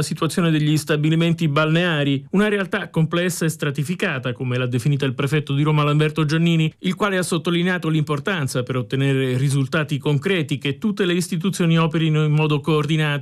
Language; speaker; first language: Italian; native; Italian